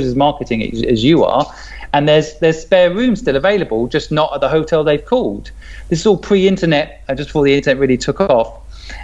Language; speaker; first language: English; native; English